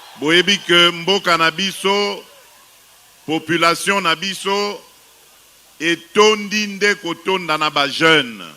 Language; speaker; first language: Lingala; non-native, local second language; Luba-Lulua